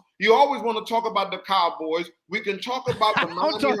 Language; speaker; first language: English; native; English